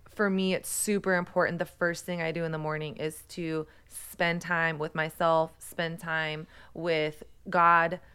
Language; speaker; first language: English; native; English